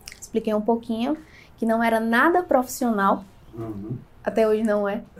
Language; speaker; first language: Portuguese; native; Portuguese